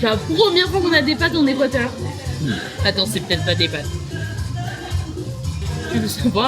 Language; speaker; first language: French; native; French